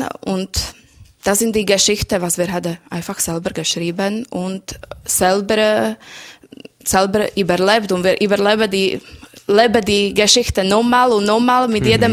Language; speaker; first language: German; non-native, learner; Slovak